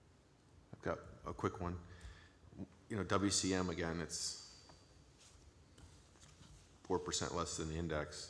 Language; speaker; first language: English; native; English